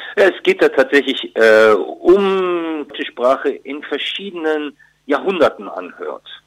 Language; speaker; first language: German; early bilingual, other home language; Turkish